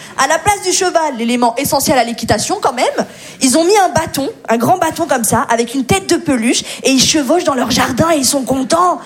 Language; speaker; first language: French; native; French